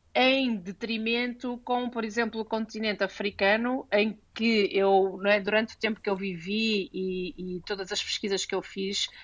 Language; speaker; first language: Portuguese; native; Portuguese